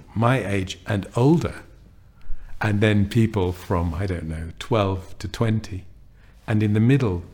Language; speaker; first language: English; native; English